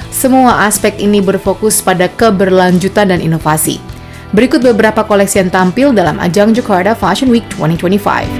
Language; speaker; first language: Indonesian; native; Indonesian